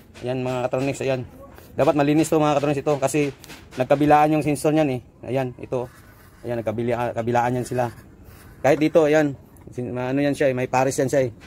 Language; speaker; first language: Filipino; non-native, local second language; Cebuano